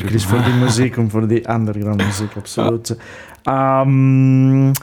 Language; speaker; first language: German; non-native, learner; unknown